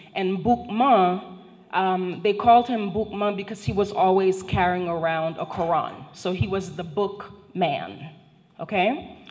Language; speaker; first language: English; non-native, fluent; Haitian Creole